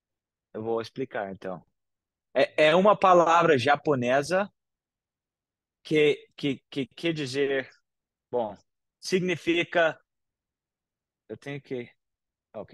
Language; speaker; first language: Portuguese; non-native, fluent; English